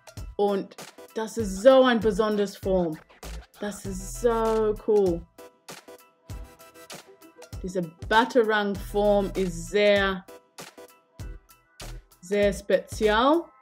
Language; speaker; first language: German; non-native, fluent; English